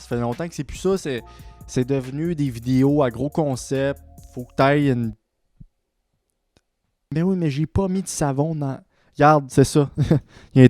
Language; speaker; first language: French; native; French